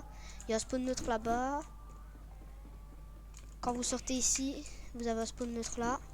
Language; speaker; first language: French; native; French